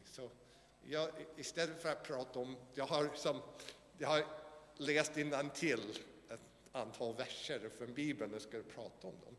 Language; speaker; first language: Swedish; non-native, fluent; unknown